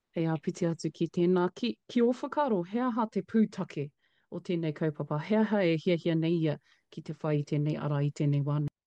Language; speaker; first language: Māori; non-native, local second language; English